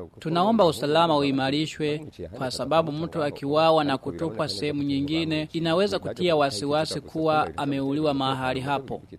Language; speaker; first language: Swahili; non-native, local second language; Rundi